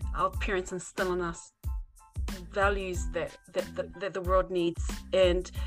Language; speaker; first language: English; native; English